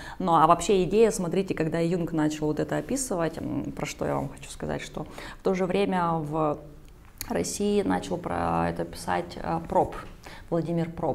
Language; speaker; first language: Russian; native; Russian